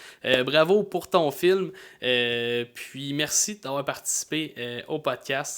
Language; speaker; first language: French; native; French